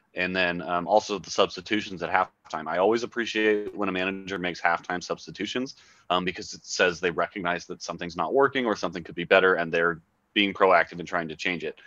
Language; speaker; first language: English; native; English